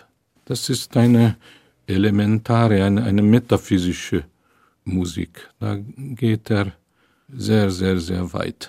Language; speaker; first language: German; non-native, fluent; Hungarian